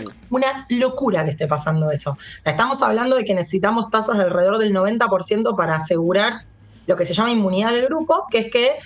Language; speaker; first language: Spanish; native; Spanish